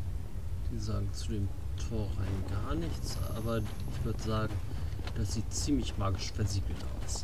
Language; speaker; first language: German; native; German